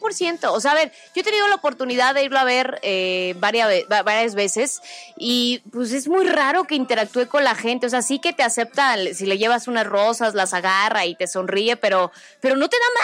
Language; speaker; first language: Spanish; native; Spanish